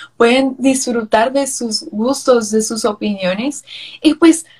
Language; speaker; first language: Spanish; early bilingual, heritage; Spanish